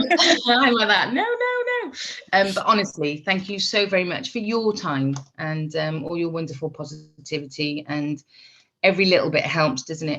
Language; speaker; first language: English; native; English